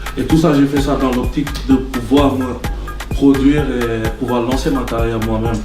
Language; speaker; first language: French; non-native, local second language; Wolof